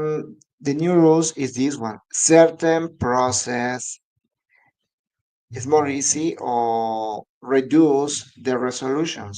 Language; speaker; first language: English; non-native, learner; Spanish